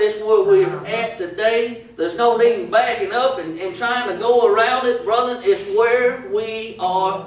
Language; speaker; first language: English; native; English